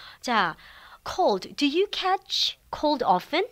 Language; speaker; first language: English; non-native, fluent; Korean